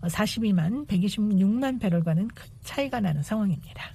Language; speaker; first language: Korean; native; Korean